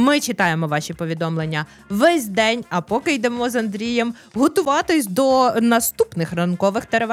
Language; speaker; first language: Ukrainian; native; Ukrainian